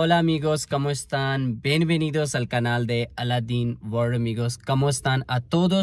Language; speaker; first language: Spanish; non-native, learner; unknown